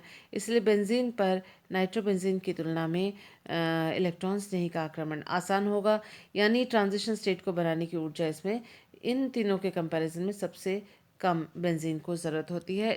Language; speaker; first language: Hindi; native; Hindi